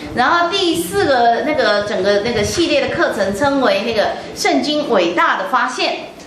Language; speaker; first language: Chinese; native; Chinese